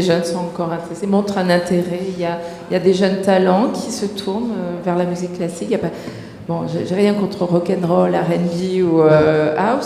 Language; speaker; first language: French; native; French